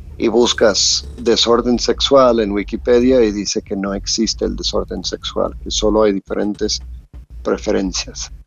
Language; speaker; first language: Spanish; non-native, fluent; English